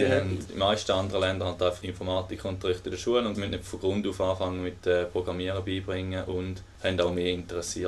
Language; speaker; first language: German; native; German